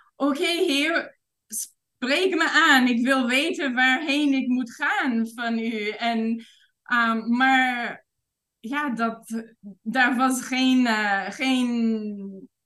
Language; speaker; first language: Dutch; non-native, fluent; English